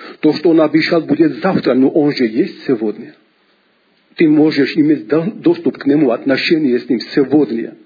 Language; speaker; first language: Russian; non-native, local second language; Georgian